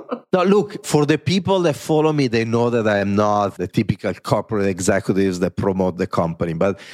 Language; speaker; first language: English; non-native, fluent; Italian